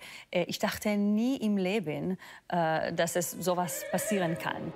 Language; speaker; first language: German; non-native, fluent; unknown